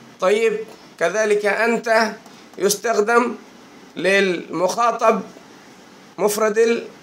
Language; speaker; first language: Arabic; non-native, fluent; Bangla